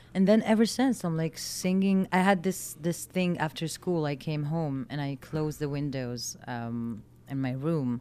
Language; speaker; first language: English; non-native, fluent; Hebrew